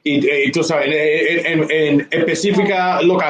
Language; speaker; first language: Spanish; early bilingual, heritage; Spanish